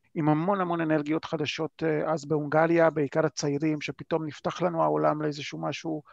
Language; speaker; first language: Hebrew; non-native, fluent; Hungarian